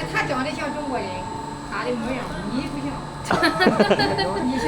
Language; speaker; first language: Chinese; native; Chinese